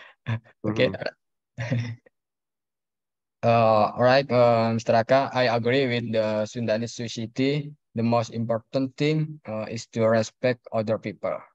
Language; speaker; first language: English; non-native, learner; Indonesian